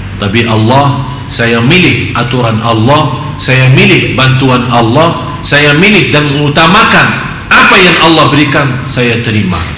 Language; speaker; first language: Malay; non-native, fluent; Arabic